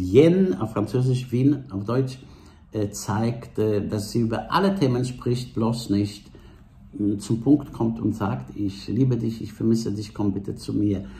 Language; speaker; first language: German; non-native, fluent; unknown